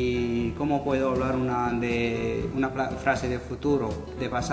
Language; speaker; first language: Spanish; non-native, learner; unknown